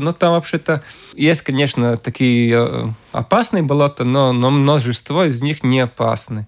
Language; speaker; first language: Russian; non-native, local second language; Latvian